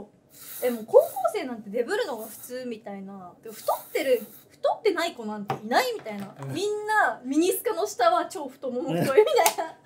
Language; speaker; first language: Japanese; native; Japanese